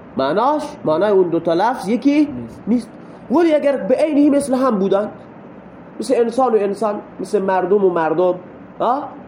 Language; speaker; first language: Persian; non-native, local second language; Baluchi